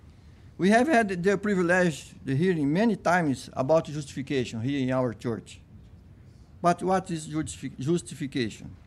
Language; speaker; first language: English; non-native, fluent; Portuguese